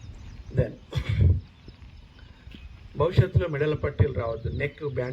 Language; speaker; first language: Telugu; native; Telugu